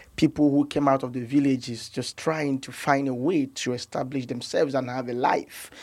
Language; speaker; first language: English; non-native, local second language; Igbo